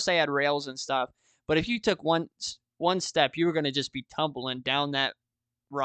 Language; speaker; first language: English; native; English